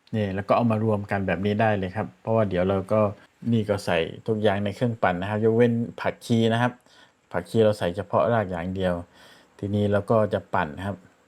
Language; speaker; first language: Thai; non-native, local second language; Malay